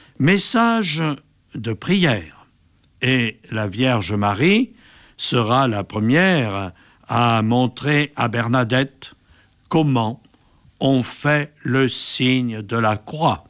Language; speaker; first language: French; native; French